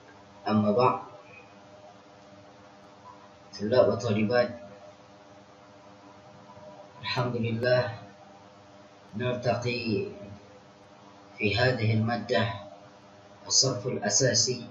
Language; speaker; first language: Arabic; non-native, fluent; Indonesian